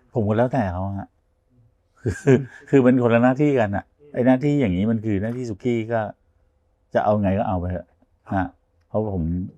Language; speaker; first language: Thai; native; Thai